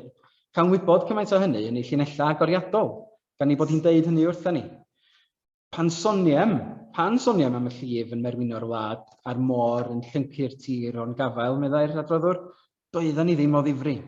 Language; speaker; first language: Welsh; native; Welsh